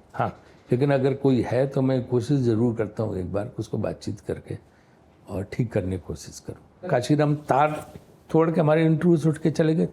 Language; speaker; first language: Hindi; native; Hindi